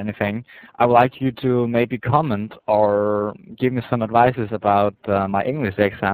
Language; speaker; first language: English; non-native, fluent; Danish